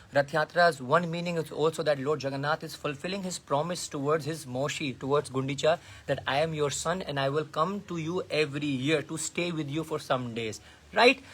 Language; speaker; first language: English; non-native, local second language; Hindi